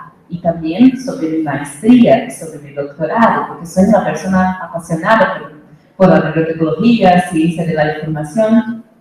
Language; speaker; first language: Spanish; non-native, fluent; Portuguese